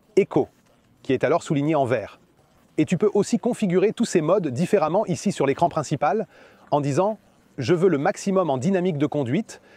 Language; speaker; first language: French; non-native, fluent; German